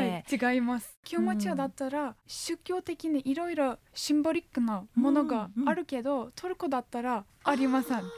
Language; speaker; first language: Japanese; non-native, fluent; Turkish